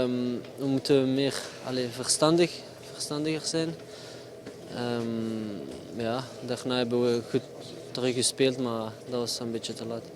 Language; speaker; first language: Dutch; non-native, local second language; French